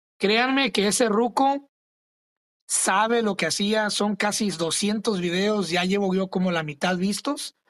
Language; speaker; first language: Spanish; early bilingual, other home language; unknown